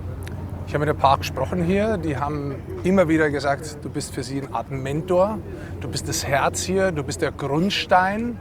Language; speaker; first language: German; native; German